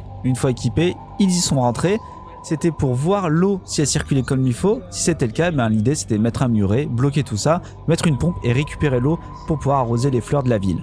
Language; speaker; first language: French; native; French